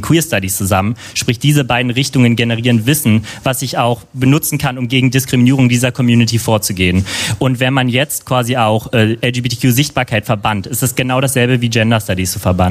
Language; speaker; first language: German; native; German